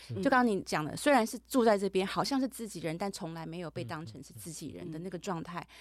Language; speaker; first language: Chinese; native; Chinese